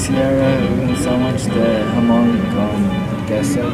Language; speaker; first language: Spanish; non-native, learner; English